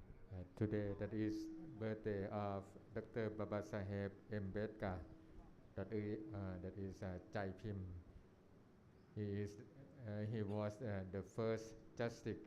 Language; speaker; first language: English; non-native, learner; Thai